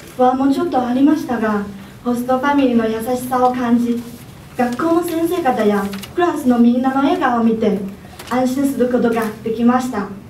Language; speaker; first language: Japanese; non-native, fluent; Chinese